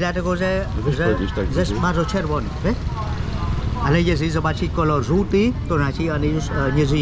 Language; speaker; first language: Polish; non-native, learner; Khmer